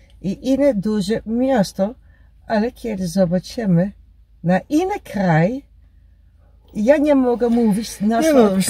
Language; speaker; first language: Polish; non-native, learner; Dutch